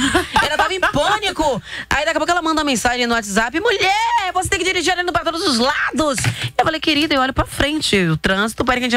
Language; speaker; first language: Portuguese; native; Portuguese